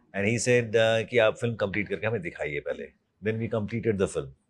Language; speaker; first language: Hindi; native; Hindi